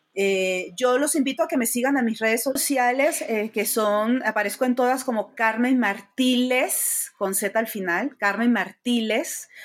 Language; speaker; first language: Spanish; native; Spanish